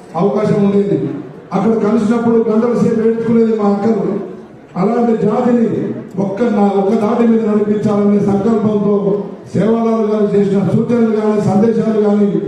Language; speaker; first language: Telugu; non-native, local second language; Lambadi